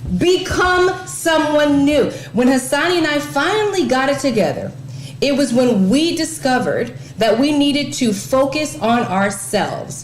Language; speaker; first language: English; native; English